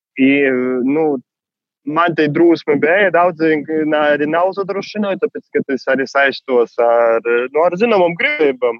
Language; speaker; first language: Latvian; non-native, fluent; Russian